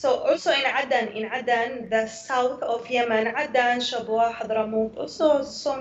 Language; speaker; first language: English; non-native, learner; Arabic